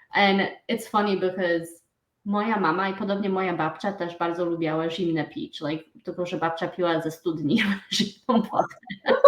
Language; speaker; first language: Polish; early bilingual, heritage; Polish